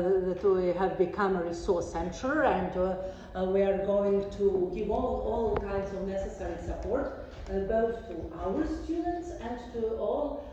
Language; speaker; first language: English; non-native, fluent; Serbian